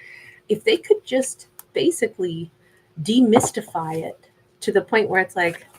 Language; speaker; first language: English; native; English